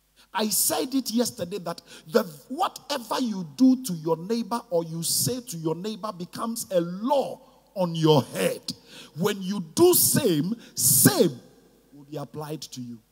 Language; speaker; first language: English; non-native, local second language; Ga